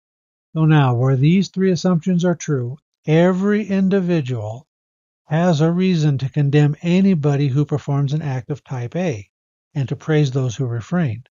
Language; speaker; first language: English; native; English